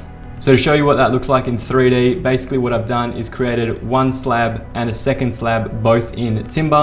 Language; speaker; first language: English; native; English